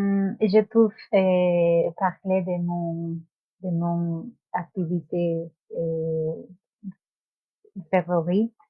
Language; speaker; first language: French; non-native, learner; Spanish